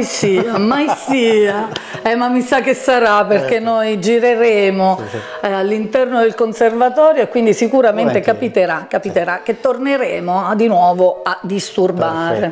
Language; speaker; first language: Italian; native; Italian